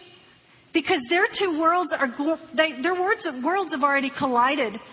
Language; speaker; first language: English; native; English